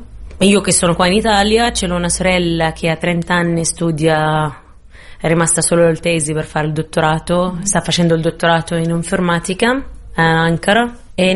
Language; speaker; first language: Italian; non-native, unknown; Arabic